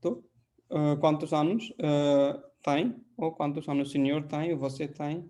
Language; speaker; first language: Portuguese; non-native, fluent; Hindi